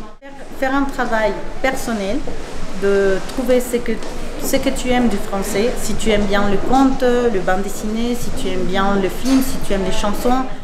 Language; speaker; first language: French; non-native, fluent; Spanish